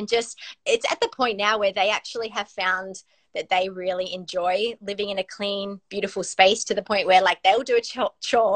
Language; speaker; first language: English; native; English